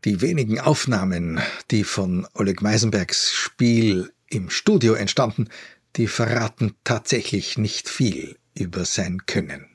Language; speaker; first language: German; native; German